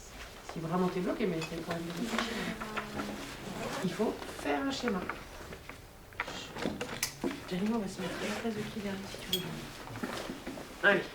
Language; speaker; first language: French; native; French